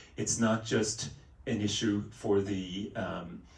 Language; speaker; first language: English; native; English